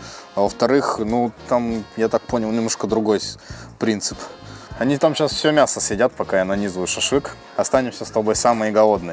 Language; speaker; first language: Russian; native; Russian